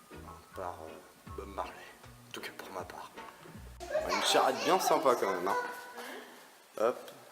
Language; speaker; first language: French; native; French